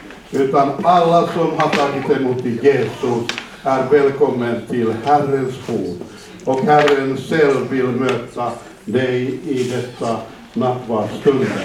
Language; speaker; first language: Swedish; non-native, fluent; Finnish